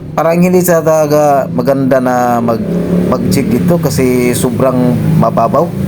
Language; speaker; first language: Filipino; non-native, local second language; Cebuano